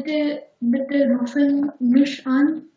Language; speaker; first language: German; non-native, learner; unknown